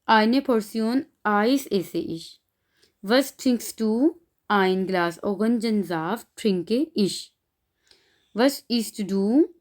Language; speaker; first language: German; non-native, fluent; Urdu